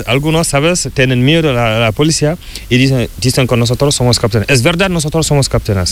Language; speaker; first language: Spanish; non-native, learner; Fula